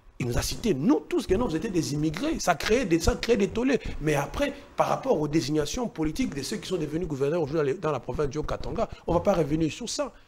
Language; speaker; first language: French; non-native, local second language; Luba-Lulua